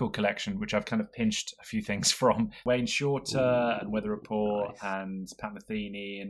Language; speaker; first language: English; native; English